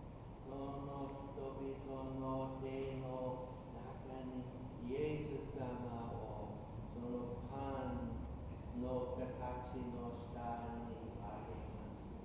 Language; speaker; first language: Japanese; non-native, fluent; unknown